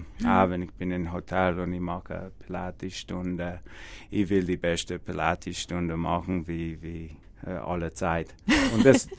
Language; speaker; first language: German; non-native, learner; English